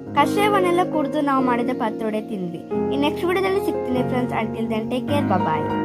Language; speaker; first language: Kannada; non-native, local second language; Tulu